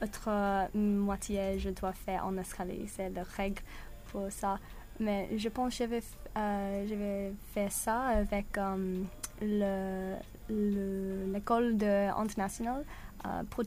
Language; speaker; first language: French; non-native, learner; English